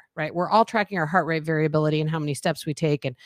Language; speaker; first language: English; native; English